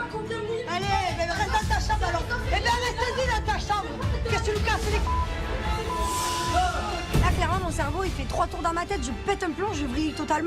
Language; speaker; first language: French; native; French